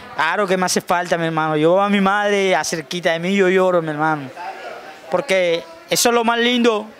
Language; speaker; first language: Spanish; native; Spanish